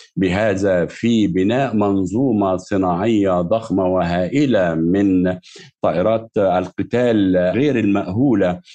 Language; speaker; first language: Arabic; native; Arabic